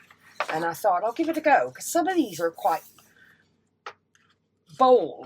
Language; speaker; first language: English; native; English